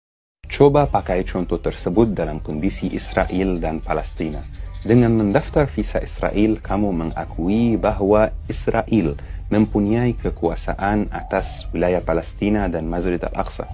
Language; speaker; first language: Indonesian; non-native, fluent; Arabic